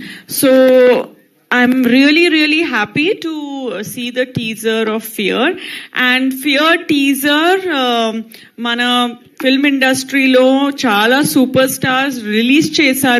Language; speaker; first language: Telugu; non-native, local second language; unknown